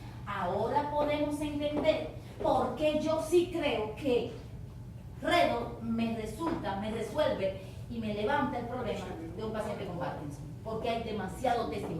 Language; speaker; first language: Spanish; native; Spanish